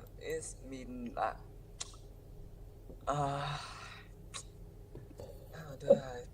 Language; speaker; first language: English; non-native, learner; Vietnamese